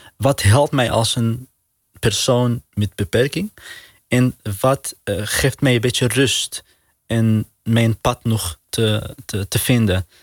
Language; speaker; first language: Dutch; non-native, learner; Arabic